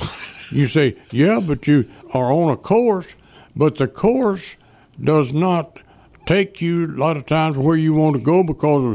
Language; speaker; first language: English; native; English